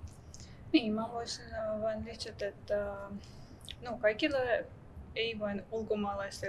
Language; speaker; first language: Finnish; non-native, learner; Russian